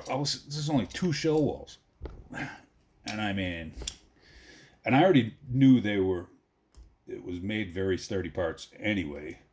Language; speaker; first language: English; native; English